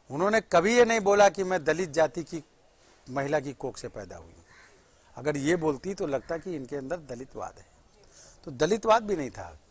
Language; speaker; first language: Hindi; native; Hindi